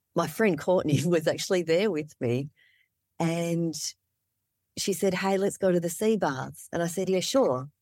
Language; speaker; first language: English; native; English